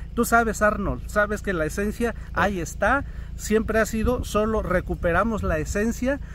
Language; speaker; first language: Spanish; non-native, local second language; Mixtepec Mixtec